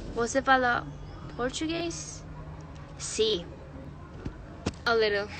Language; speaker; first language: Portuguese; non-native, learner; Hindi